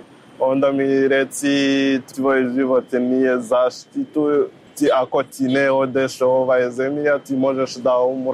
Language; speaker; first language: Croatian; non-native, learner; Rundi